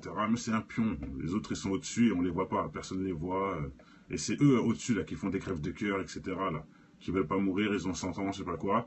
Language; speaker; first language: French; native; French